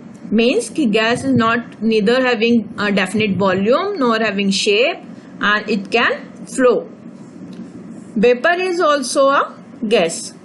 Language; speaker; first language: English; non-native, local second language; Hindi